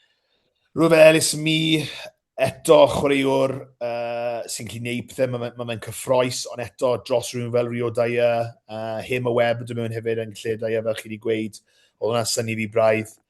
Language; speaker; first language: Welsh; native; Welsh